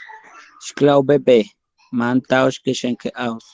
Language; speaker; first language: German; non-native, learner; Spanish